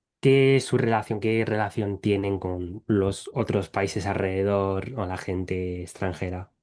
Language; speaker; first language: Spanish; non-native, fluent; English